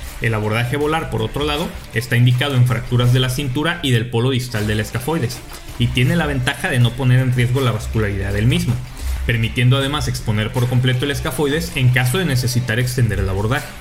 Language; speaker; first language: Spanish; native; Spanish